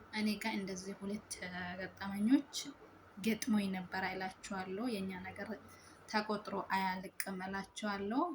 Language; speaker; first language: Amharic; native; Amharic